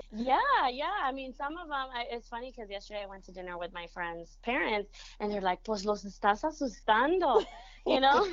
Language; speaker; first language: English; early bilingual, other home language; Spanish